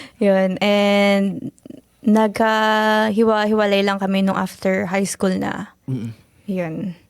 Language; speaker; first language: Filipino; native; Filipino